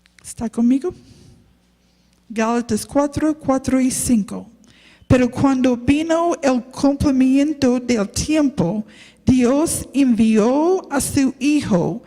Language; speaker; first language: Spanish; non-native, learner; English